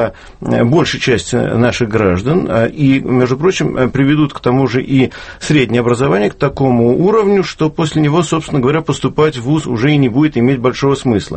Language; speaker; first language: Russian; native; Russian